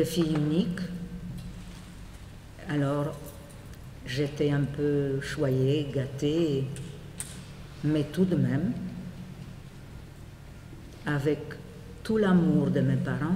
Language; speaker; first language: French; non-native, fluent; Polish